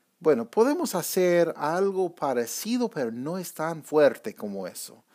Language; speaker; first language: Spanish; non-native, fluent; English